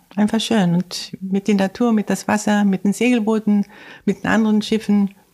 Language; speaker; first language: German; non-native, fluent; Swedish